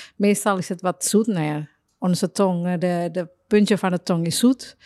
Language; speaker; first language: Dutch; non-native, fluent; Indonesian